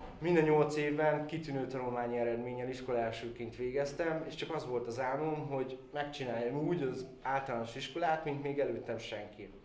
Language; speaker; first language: Hungarian; native; Hungarian